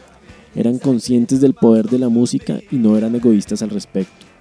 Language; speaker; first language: Spanish; native; Spanish